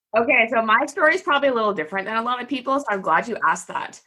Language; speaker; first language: English; native; English